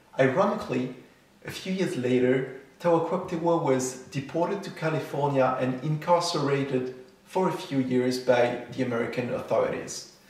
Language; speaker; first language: English; non-native, fluent; French